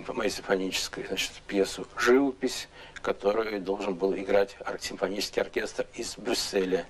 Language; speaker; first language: Russian; native; Russian